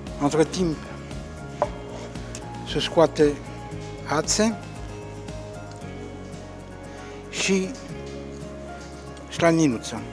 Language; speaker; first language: Romanian; non-native, learner; French